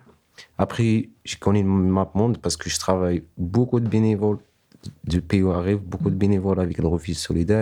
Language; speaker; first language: French; non-native, learner; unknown